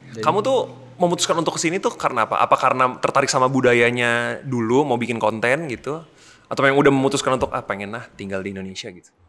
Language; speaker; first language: Indonesian; native; Indonesian